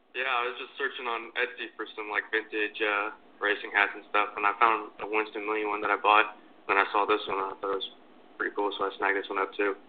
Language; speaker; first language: English; native; English